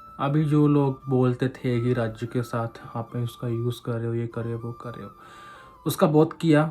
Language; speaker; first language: Hindi; non-native, local second language; Punjabi